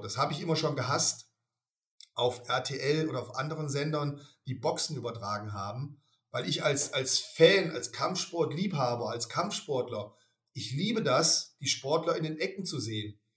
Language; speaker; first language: German; native; German